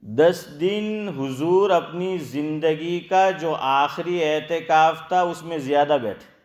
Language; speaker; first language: Hindi; non-native, local second language; Gujarati